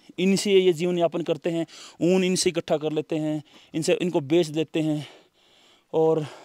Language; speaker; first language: Hindi; native; Hindi